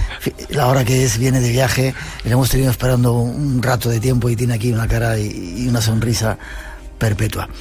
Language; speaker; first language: Spanish; native; Spanish